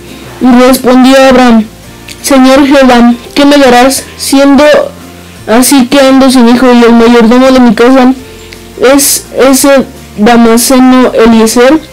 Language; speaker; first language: Spanish; native; Spanish